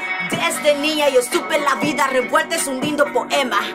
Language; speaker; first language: Spanish; early bilingual, heritage; Spanish